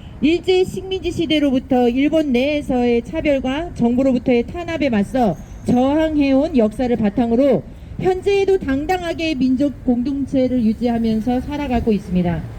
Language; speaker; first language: Korean; native; Korean